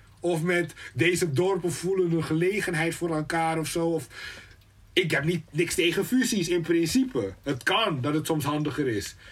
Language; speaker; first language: Dutch; native; Dutch